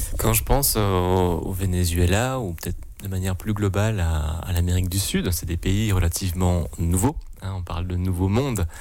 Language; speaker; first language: French; native; French